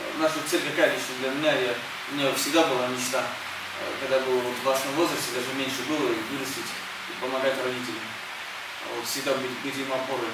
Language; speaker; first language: Russian; early bilingual, other home language; Armenian